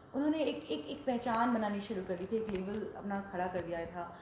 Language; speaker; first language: Hindi; native; Hindi